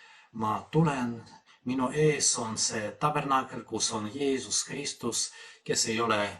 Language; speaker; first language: Estonian; non-native, fluent; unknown